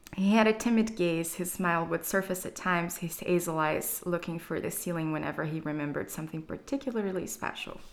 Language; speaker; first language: English; non-native, fluent; Portuguese